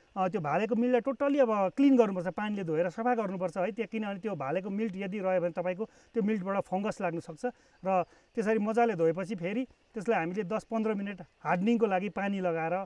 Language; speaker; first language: Nepali; native; Nepali